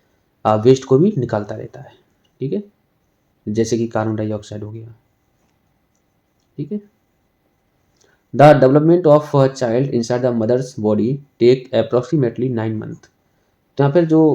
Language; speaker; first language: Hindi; native; Hindi